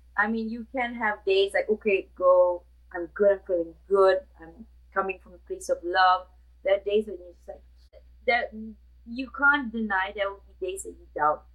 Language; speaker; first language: English; non-native, local second language; Malay